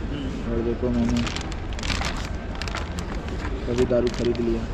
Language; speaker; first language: Hindi; non-native, local second language; Bangla